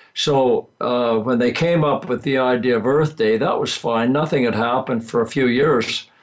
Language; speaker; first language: English; native; English